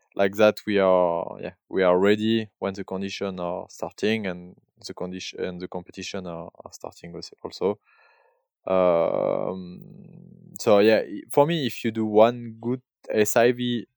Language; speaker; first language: English; non-native, learner; French